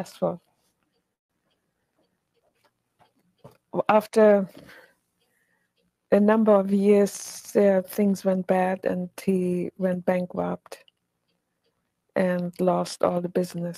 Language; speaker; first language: English; non-native, fluent; German